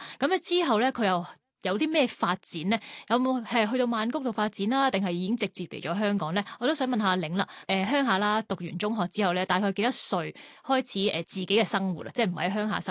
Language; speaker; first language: Cantonese; native; Cantonese